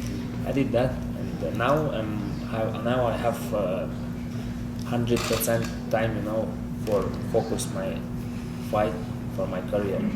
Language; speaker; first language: English; non-native, learner; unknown